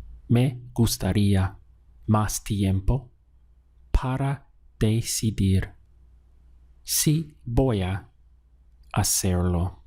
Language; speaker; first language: Spanish; non-native, fluent; English